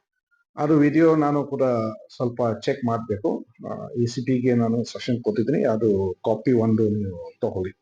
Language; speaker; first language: Kannada; non-native, fluent; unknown